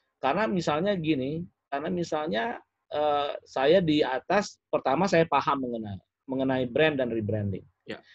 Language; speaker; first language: Indonesian; native; Indonesian